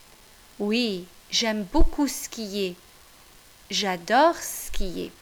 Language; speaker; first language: French; non-native, fluent; English